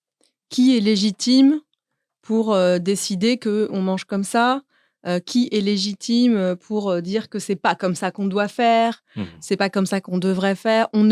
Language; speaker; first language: French; native; French